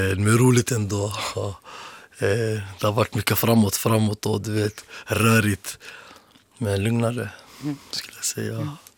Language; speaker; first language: Swedish; early bilingual, other home language; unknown